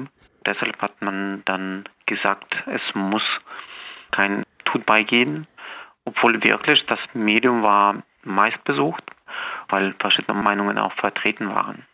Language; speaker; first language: German; non-native, fluent; Belarusian